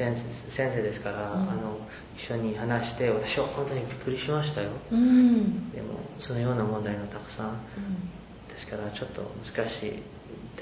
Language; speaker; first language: Japanese; non-native, learner; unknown